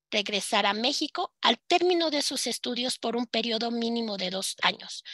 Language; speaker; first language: Spanish; native; Spanish